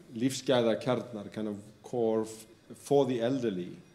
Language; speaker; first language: English; non-native, fluent; Icelandic